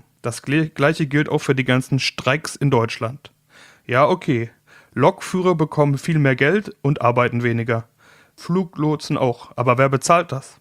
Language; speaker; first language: German; native; German